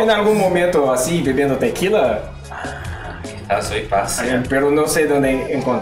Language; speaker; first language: Spanish; non-native, learner; Portuguese